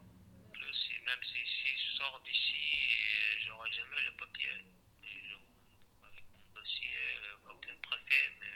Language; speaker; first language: French; non-native, learner; Chechen